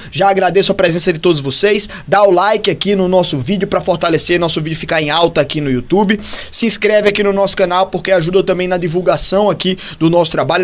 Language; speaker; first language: Portuguese; native; Portuguese